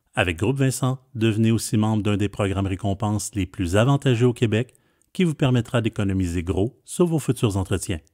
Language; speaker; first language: French; native; French